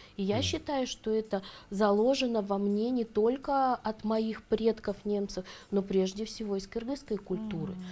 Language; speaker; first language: Russian; native; Russian